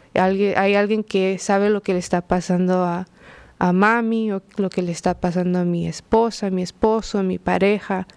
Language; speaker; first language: Spanish; early bilingual, heritage; Spanish